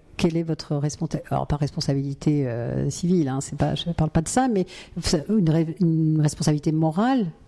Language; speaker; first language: French; native; French